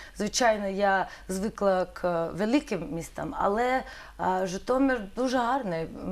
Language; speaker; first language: Ukrainian; non-native, learner; Russian